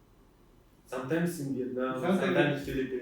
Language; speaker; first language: English; non-native, fluent; Russian